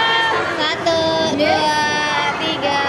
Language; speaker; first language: Indonesian; native; Indonesian